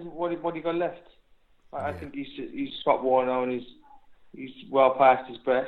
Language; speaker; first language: English; native; English